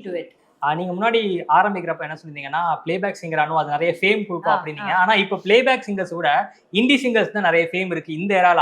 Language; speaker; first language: Tamil; native; Tamil